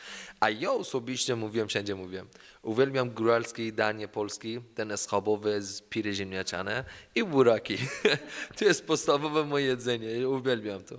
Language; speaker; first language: Polish; non-native, learner; Persian